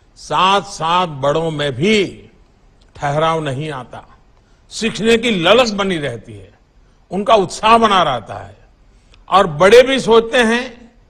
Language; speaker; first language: Hindi; non-native, local second language; Gujarati